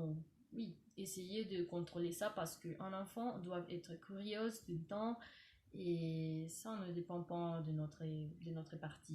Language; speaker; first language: French; non-native, learner; Spanish